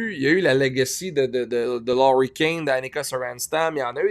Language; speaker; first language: French; native; French